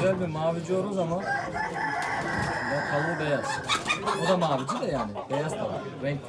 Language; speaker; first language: Turkish; native; Turkish